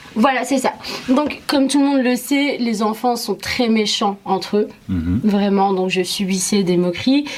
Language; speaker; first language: French; early bilingual, other home language; Arabic